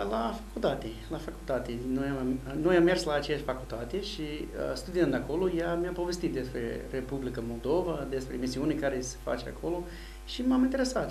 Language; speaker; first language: Romanian; non-native, fluent; English